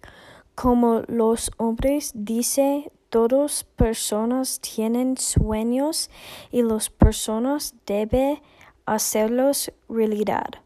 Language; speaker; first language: Spanish; non-native, learner; English